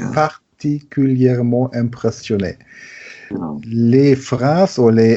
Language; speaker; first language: French; non-native, learner; German